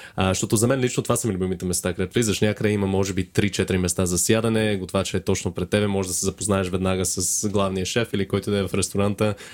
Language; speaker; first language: Bulgarian; native; Bulgarian